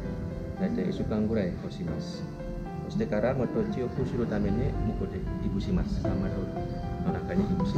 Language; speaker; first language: Japanese; non-native, fluent; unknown